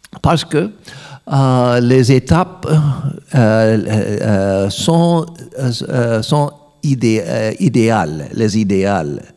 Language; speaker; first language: French; non-native, learner; English